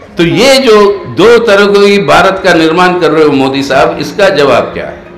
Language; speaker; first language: Hindi; non-native, local second language; Telugu